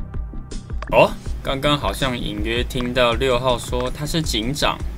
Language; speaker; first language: Chinese; native; Chinese